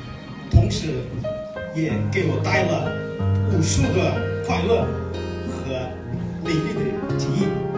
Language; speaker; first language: Chinese; non-native, fluent; Kyrgyz